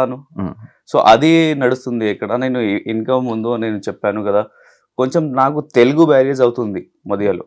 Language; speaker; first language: Telugu; non-native, learner; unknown